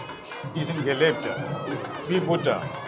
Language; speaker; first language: German; non-native, fluent; Tamil